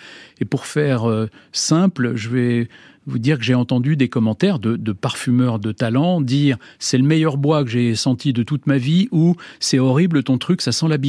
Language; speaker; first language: French; native; French